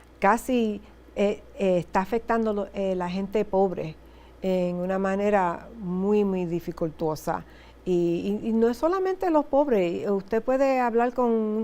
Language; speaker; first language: Spanish; early bilingual, heritage; Spanish